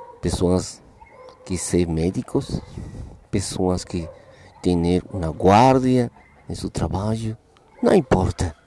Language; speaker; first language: Portuguese; non-native, learner; Spanish